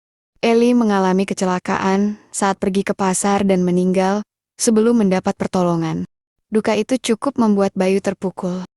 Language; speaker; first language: Indonesian; native; Indonesian